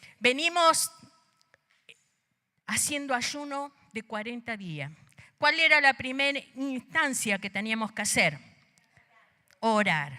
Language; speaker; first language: Spanish; native; Spanish